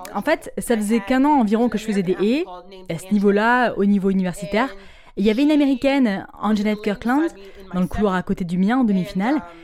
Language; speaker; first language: French; non-native, local second language; English